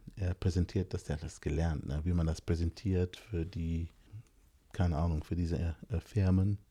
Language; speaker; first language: German; non-native, fluent; English